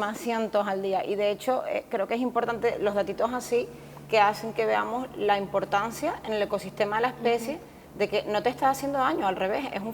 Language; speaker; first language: Spanish; native; Spanish